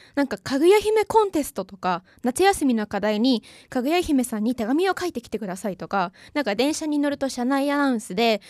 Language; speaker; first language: Japanese; native; Japanese